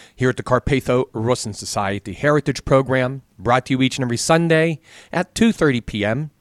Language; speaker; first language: English; native; English